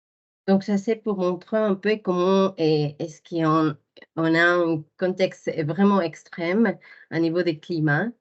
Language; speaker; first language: French; non-native, fluent; Spanish